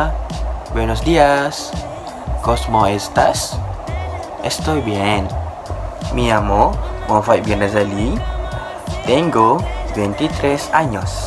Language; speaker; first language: Spanish; non-native, learner; Malay